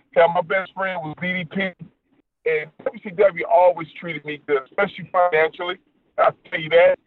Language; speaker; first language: English; native; English